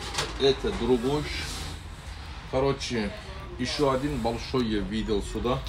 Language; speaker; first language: Russian; non-native, learner; Turkish